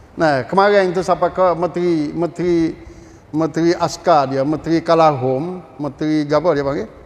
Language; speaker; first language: Malay; native; Malay